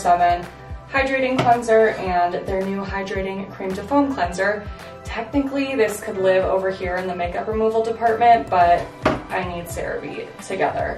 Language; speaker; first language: English; native; English